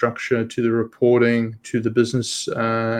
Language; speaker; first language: English; native; English